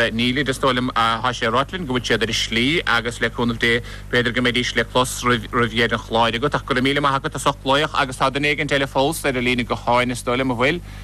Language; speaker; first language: Irish; native; Irish